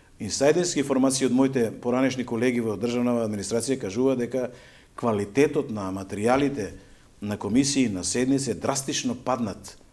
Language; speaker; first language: Macedonian; native; Macedonian